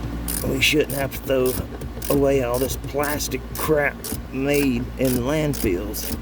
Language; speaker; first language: English; native; English